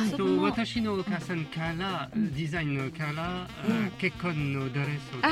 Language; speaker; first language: Japanese; non-native, fluent; French